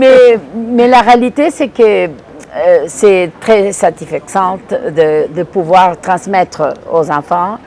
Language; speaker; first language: French; non-native, fluent; Spanish